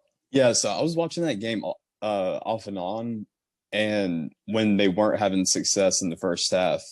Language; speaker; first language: English; native; English